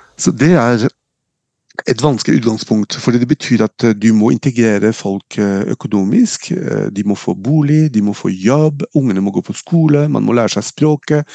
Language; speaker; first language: Norwegian; non-native, fluent; French